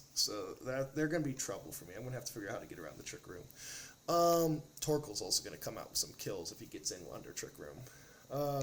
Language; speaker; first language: English; native; English